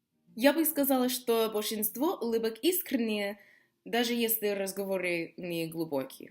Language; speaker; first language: Russian; non-native, fluent; English